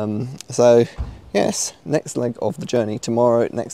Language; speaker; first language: English; native; English